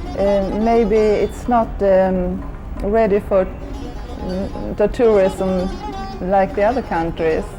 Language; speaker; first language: English; non-native, fluent; Swedish